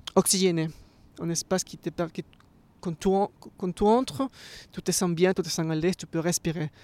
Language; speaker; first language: French; non-native, fluent; Spanish